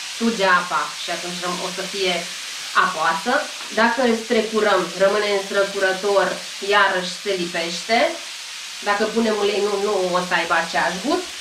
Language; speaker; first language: Romanian; non-native, local second language; Hungarian